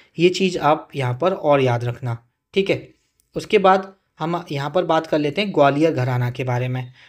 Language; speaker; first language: Hindi; native; Hindi